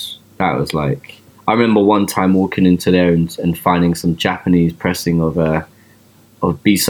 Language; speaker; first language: English; native; English